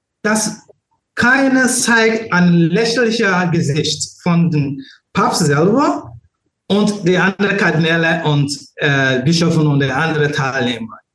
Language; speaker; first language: German; non-native, learner; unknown